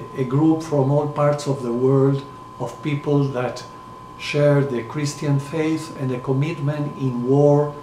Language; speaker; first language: English; non-native, fluent; Spanish